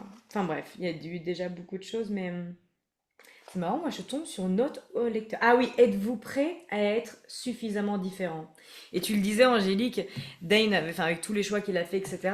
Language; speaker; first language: French; native; French